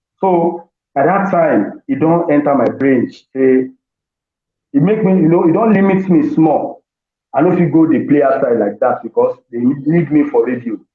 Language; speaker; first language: Nigerian Pidgin; non-native, local second language; Yoruba